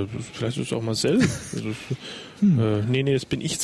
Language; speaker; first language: German; native; German